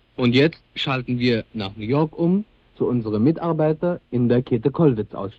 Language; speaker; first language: German; native; German